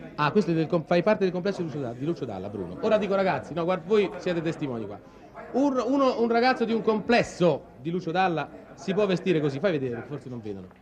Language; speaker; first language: Italian; native; Italian